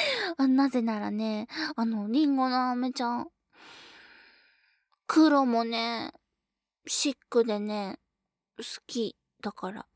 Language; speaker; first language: Japanese; native; Japanese